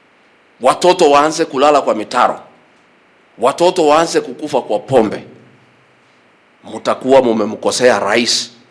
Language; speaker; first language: Swahili; non-native, local second language; Kikuyu